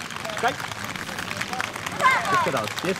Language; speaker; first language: Polish; native; Polish